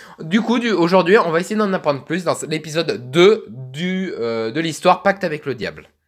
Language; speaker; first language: French; native; French